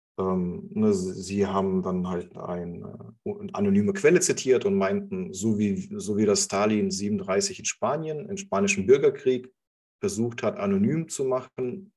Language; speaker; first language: German; non-native, fluent; Russian